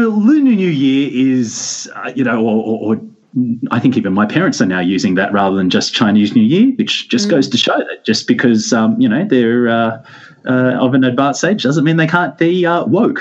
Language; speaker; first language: English; native; English